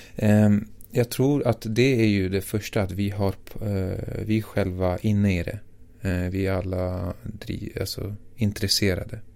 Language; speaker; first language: Swedish; native; Swedish